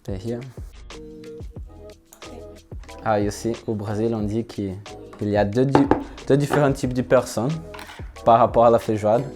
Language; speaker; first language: French; non-native, learner; Portuguese